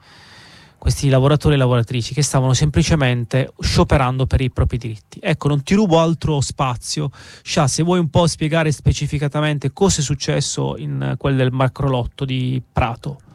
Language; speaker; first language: Italian; native; Italian